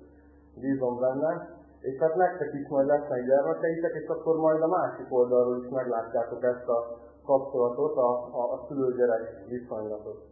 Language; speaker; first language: Hungarian; native; Hungarian